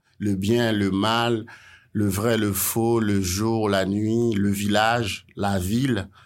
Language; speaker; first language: French; non-native, local second language; Haitian Creole